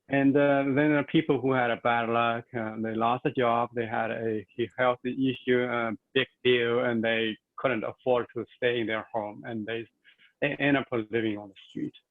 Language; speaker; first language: English; non-native, fluent; Chinese